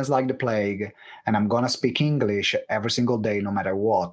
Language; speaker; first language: English; non-native, fluent; Italian